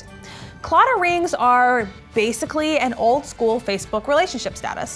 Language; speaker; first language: English; native; English